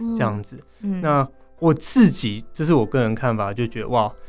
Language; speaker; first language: Chinese; native; Chinese